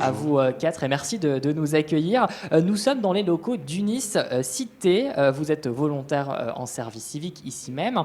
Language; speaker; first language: French; native; French